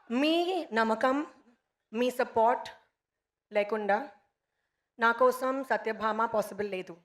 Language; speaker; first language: Telugu; non-native, local second language; Hindi